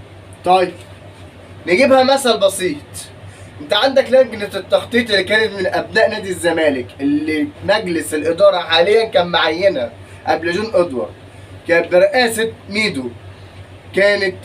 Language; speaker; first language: Arabic; native; Arabic